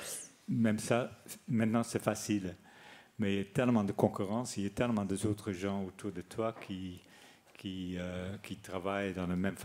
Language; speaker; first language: French; non-native, fluent; Dutch